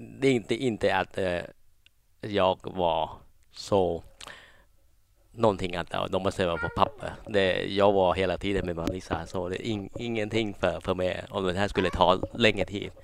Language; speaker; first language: Swedish; non-native, learner; Thai